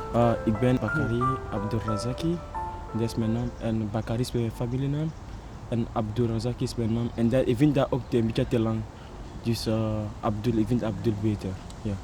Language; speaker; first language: Dutch; non-native, learner; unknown